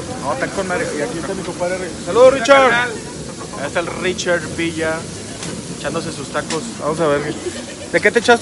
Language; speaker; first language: Spanish; native; Spanish